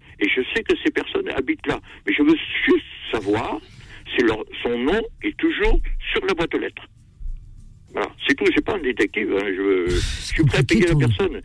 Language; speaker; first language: French; native; French